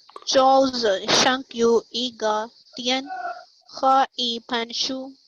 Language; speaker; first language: Chinese; non-native, learner; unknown